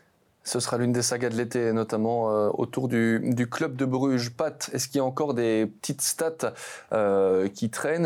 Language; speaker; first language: French; native; French